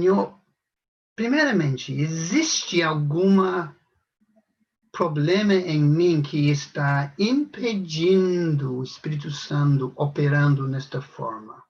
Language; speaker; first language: Portuguese; non-native, fluent; English